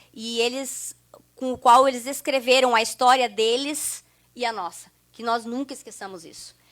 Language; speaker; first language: Portuguese; non-native, local second language; German